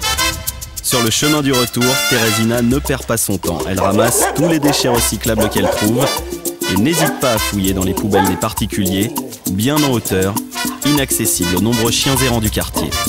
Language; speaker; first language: French; native; French